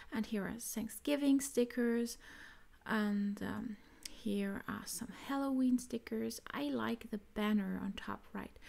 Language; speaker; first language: English; non-native, fluent; German